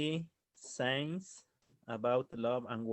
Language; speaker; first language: English; non-native, learner; Spanish